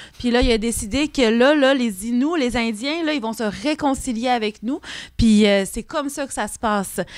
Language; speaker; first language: French; non-native, local second language; Innu-aimun